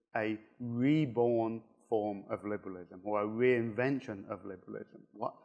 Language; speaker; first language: English; native; English